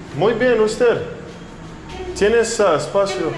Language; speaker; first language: Spanish; non-native, learner; English